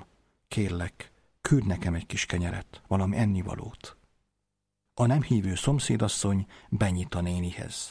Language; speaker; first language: Hungarian; native; Hungarian